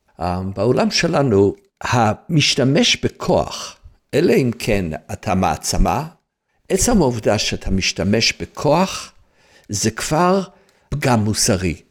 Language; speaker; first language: Hebrew; non-native, fluent; English